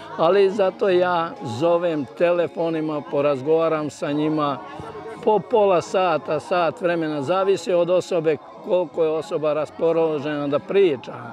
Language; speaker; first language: Serbian; native; Serbian